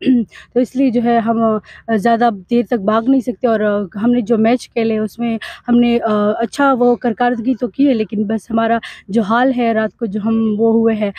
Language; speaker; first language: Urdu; non-native, local second language; Pashto